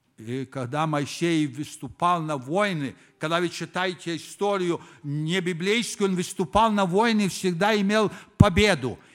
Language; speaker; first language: Russian; early bilingual, heritage; Russian